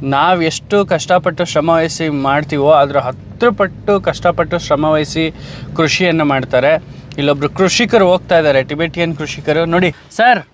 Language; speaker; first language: Kannada; native; Kannada